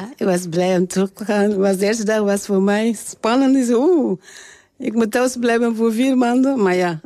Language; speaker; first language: Dutch; non-native, learner; French